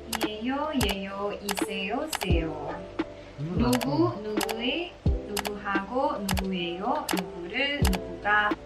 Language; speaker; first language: Korean; non-native, learner; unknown